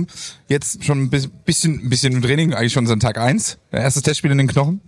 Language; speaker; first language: German; native; German